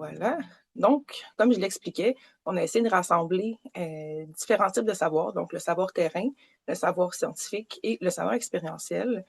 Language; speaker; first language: French; native; French